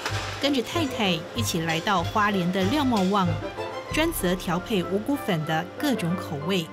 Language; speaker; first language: Chinese; native; Chinese